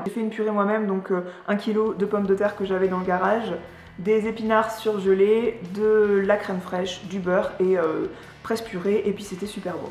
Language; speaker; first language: French; native; French